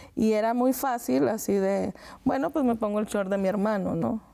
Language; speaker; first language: Spanish; native; Spanish